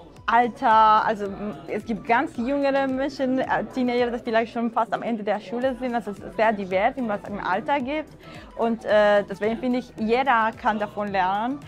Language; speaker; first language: German; non-native, fluent; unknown